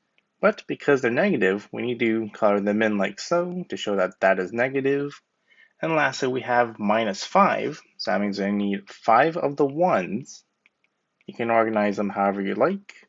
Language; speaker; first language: English; native; English